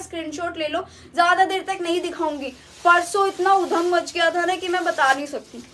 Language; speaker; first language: Hindi; native; Hindi